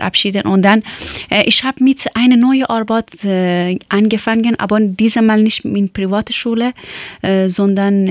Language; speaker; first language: German; non-native, learner; Persian